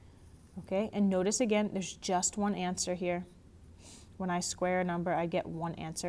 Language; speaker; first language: English; native; English